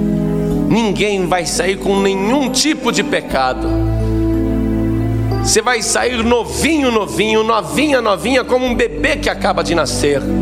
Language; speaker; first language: Portuguese; native; Portuguese